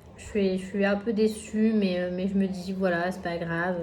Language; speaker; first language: French; native; French